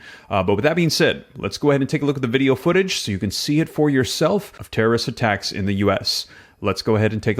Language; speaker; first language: English; native; English